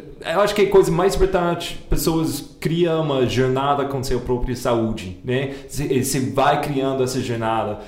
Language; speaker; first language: Portuguese; non-native, fluent; English